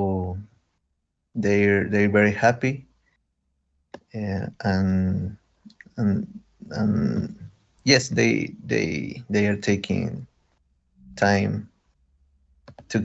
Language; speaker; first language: English; non-native, learner; Spanish